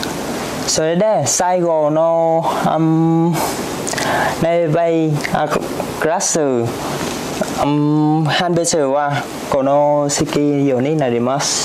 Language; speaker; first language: Japanese; non-native, learner; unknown